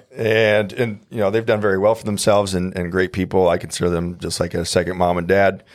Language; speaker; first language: English; native; English